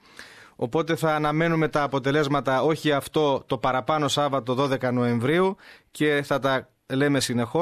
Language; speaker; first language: Greek; native; Greek